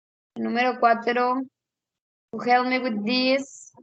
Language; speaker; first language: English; non-native, fluent; Spanish